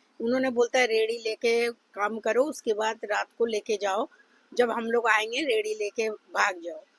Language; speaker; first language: Hindi; non-native, local second language; Bangla